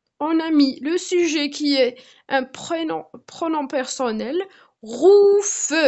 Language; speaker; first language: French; non-native, local second language; Arabic